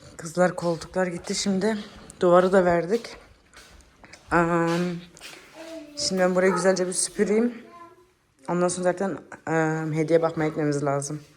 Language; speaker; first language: Turkish; early bilingual, heritage; Turkish